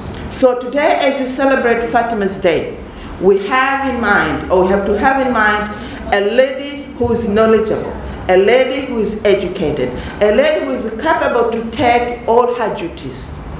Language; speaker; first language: English; non-native, local second language; Swahili